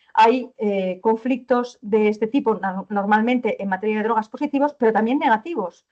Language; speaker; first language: Spanish; native; Spanish